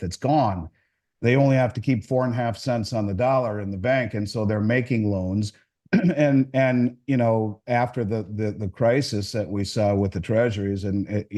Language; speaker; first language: English; native; English